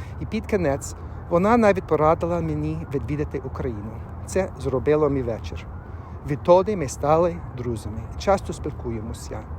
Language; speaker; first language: Ukrainian; non-native, learner; English